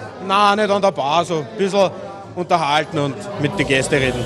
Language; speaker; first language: German; native; German